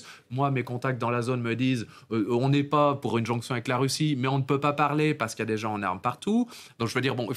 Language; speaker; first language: French; native; French